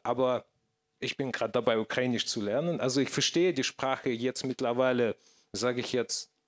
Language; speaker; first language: German; non-native, fluent; Russian